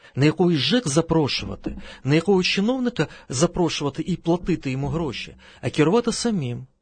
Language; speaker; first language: Ukrainian; non-native, local second language; Russian